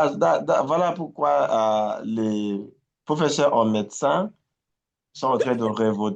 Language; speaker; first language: French; non-native, fluent; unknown